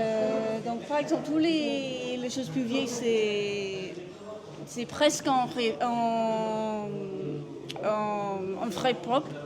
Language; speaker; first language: French; non-native, learner; English